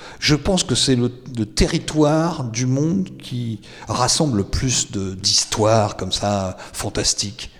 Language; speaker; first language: French; native; French